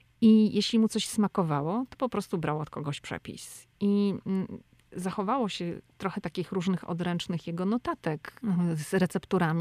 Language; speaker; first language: Polish; native; Polish